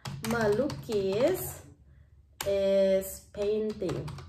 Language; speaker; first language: English; non-native, fluent; Indonesian